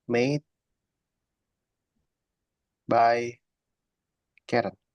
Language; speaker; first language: English; non-native, learner; Indonesian